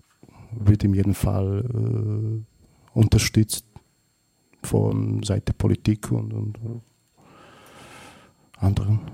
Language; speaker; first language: German; non-native, learner; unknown